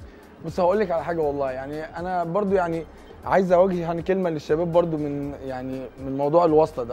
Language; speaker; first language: Arabic; native; Arabic